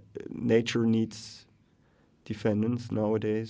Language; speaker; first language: English; non-native, fluent; German